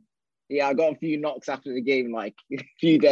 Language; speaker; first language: English; native; English